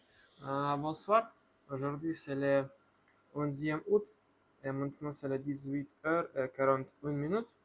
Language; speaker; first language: French; non-native, learner; Russian